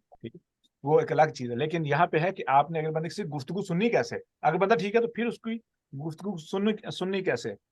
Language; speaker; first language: Urdu; non-native, local second language; Punjabi